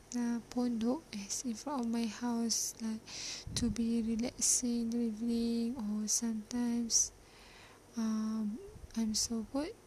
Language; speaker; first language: English; non-native, learner; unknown